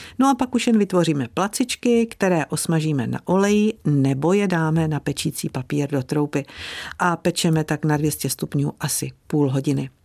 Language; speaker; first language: Czech; native; Czech